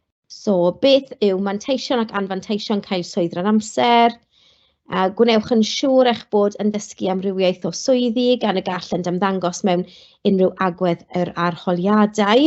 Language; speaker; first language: Welsh; non-native, local second language; English